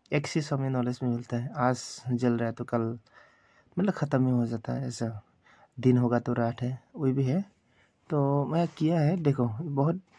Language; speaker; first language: Hindi; non-native, local second language; Bodo